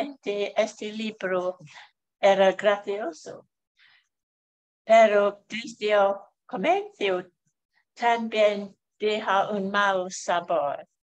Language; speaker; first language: Spanish; non-native, fluent; English